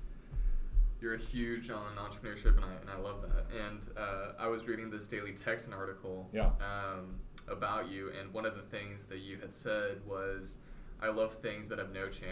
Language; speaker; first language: English; native; English